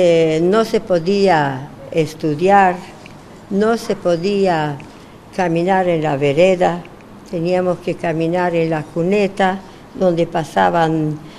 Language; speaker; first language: Spanish; non-native, fluent; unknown